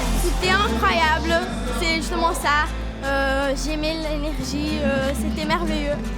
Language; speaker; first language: French; non-native, fluent; Portuguese